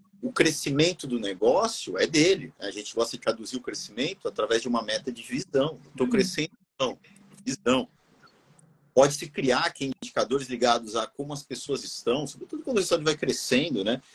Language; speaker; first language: Portuguese; native; Portuguese